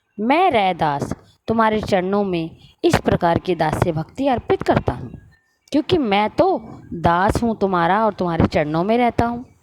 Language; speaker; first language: Hindi; native; Hindi